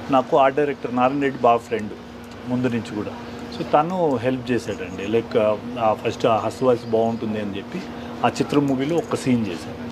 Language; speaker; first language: Telugu; native; Telugu